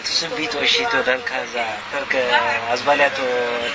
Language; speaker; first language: Italian; non-native, learner; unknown